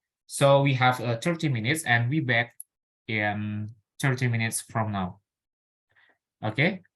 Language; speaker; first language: English; non-native, learner; Indonesian